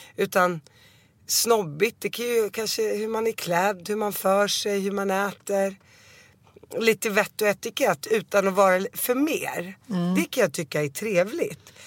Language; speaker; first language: Swedish; early bilingual, other home language; Arabic